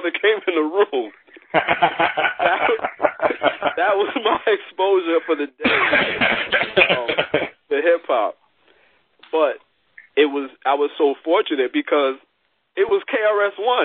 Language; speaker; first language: English; native; English